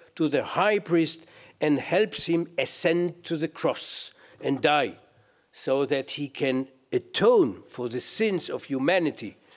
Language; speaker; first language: English; non-native, fluent; Hebrew